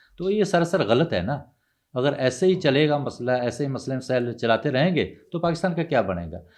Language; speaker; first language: Urdu; non-native, local second language; Punjabi